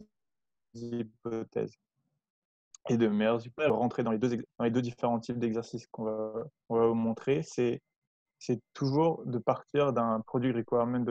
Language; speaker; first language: French; native; French